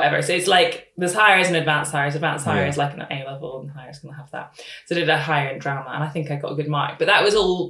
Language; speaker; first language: English; native; English